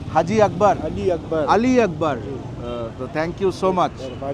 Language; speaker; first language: Hindi; non-native, learner; Bangla